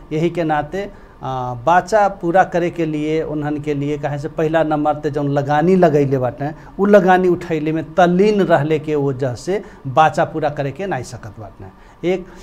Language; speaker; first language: Bhojpuri; non-native, local second language; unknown